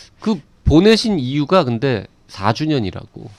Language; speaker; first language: Korean; native; Korean